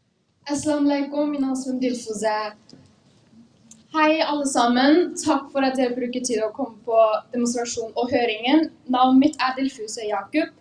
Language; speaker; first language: Norwegian; non-native, fluent; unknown